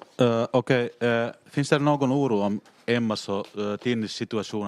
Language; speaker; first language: Swedish; non-native, local second language; Finnish